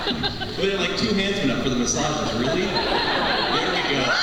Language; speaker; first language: English; native; English